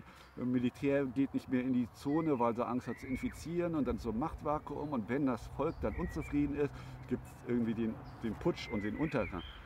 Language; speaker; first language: German; native; German